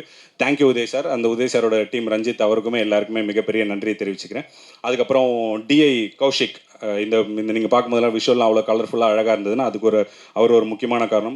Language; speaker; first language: Tamil; native; Tamil